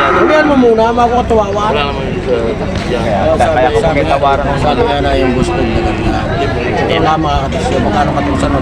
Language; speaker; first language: Filipino; native; Filipino